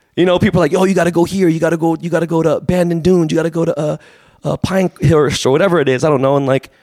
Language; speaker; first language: English; native; English